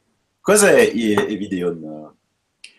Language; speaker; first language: Italian; non-native, fluent; French